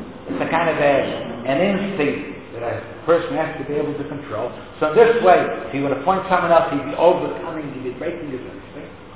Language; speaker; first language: English; native; English